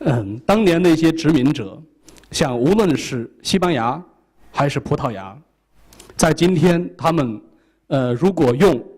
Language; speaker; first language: Chinese; native; Chinese